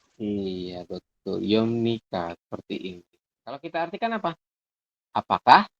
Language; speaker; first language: Indonesian; native; Indonesian